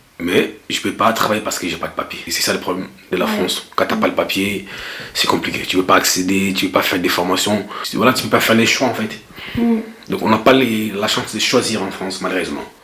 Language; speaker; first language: French; non-native, local second language; Lingala